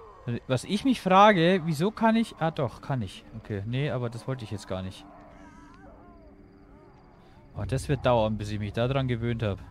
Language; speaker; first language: German; native; German